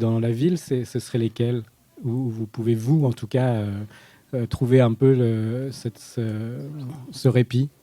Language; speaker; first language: French; native; French